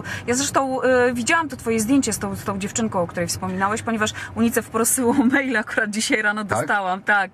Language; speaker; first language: Polish; native; Polish